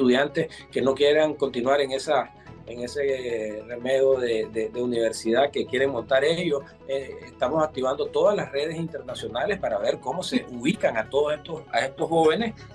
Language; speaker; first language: Spanish; native; Spanish